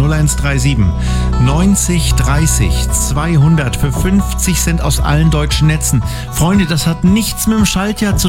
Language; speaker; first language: German; native; German